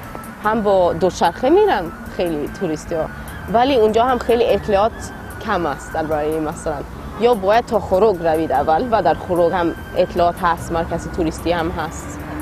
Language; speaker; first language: Persian; non-native, learner; Swedish